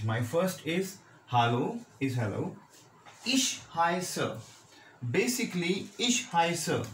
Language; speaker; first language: German; non-native, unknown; Hindi